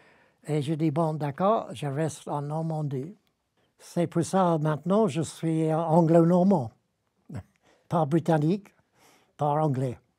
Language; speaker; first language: French; non-native, learner; English